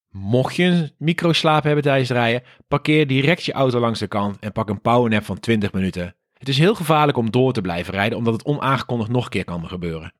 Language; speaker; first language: Dutch; native; Dutch